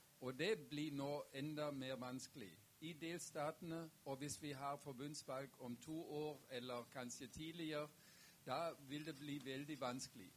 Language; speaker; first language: Norwegian; non-native, fluent; German